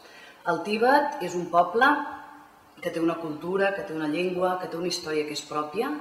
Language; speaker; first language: Catalan; native; Catalan